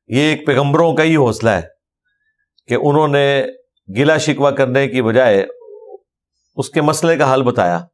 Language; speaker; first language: Urdu; non-native, local second language; Punjabi